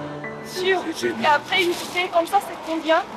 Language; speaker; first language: French; non-native, learner; Korean